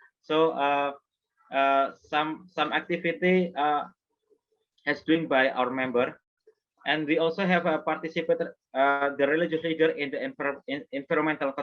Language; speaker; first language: English; non-native, fluent; Indonesian